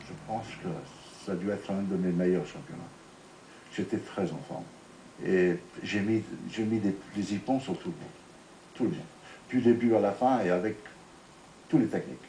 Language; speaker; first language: French; non-native, fluent; English